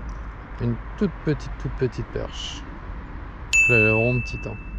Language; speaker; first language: French; native; French